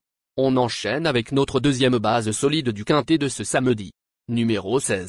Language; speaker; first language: French; native; French